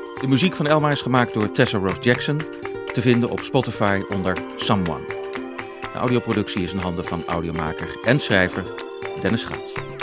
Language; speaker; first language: Dutch; native; Dutch